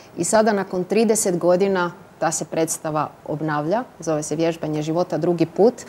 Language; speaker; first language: Croatian; native; Croatian